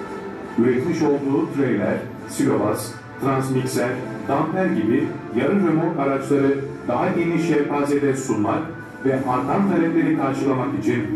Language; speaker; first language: Turkish; native; Turkish